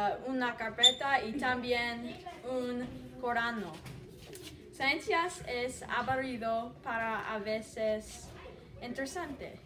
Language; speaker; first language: Spanish; non-native, learner; English